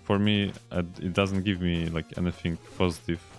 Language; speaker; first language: English; non-native, fluent; Polish